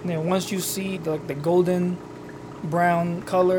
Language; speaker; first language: English; non-native, local second language; Filipino